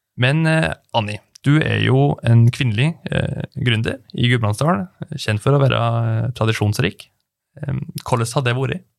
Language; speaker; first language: Norwegian; native; Norwegian